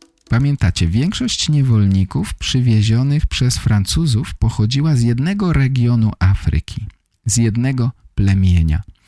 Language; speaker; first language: Polish; native; Polish